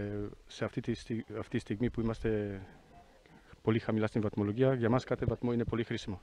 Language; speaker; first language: Greek; non-native, fluent; Polish